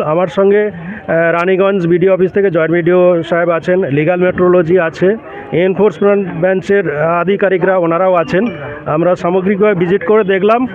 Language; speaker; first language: Bangla; native; Bangla